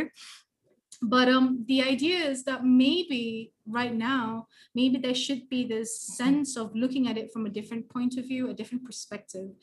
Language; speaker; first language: English; native; English